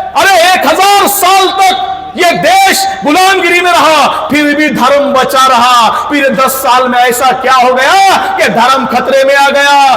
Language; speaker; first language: Hindi; non-native, local second language; Marathi